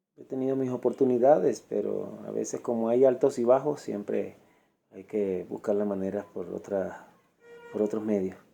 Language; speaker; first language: Spanish; native; Spanish